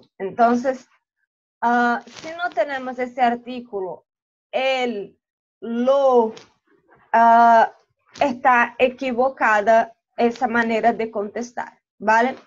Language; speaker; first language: Spanish; non-native, fluent; Portuguese